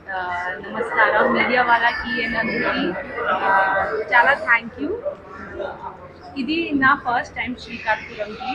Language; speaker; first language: Telugu; non-native, learner; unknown